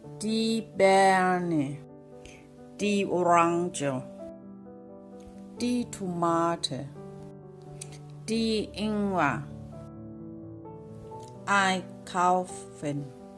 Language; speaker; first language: German; non-native, learner; Thai